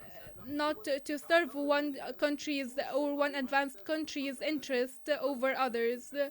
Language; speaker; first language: English; non-native, fluent; Arabic